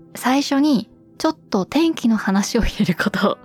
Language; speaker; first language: Japanese; early bilingual, heritage; Japanese